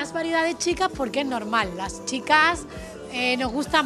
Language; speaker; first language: Spanish; native; Spanish